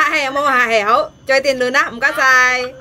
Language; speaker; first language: Chinese; non-native, fluent; Indonesian